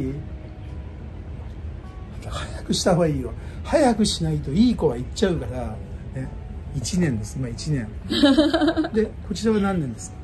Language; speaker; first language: Japanese; native; Japanese